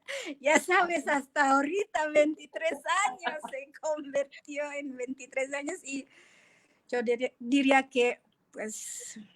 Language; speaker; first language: Spanish; non-native, fluent; Indonesian